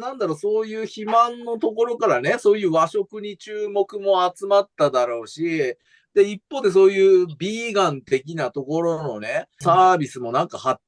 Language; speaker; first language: Japanese; native; Japanese